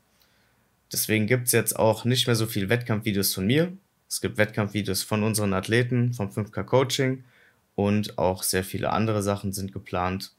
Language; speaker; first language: German; native; German